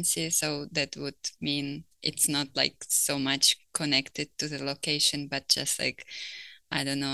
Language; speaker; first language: English; non-native, fluent; Ukrainian